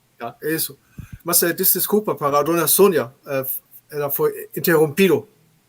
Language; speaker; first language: Portuguese; non-native, fluent; German